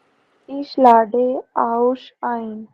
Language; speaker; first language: German; non-native, learner; Hindi